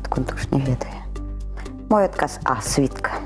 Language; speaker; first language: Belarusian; early bilingual, heritage; Russian